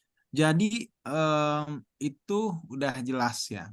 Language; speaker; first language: Indonesian; native; Indonesian